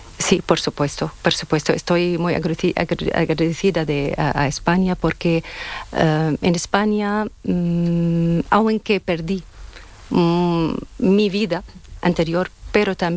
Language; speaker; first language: Spanish; non-native, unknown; Arabic